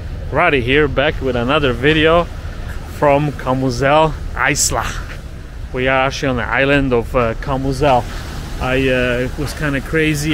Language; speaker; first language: English; non-native, fluent; Polish